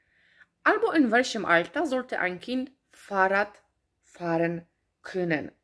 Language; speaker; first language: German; non-native, fluent; Polish